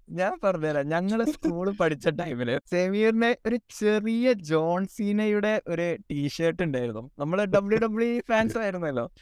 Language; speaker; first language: Malayalam; early bilingual, heritage; Malayalam